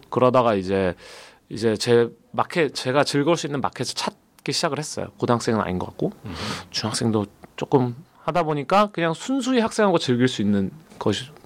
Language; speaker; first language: Korean; early bilingual, heritage; Korean